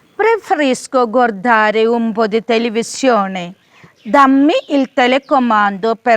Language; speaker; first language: Italian; non-native, fluent; Malayalam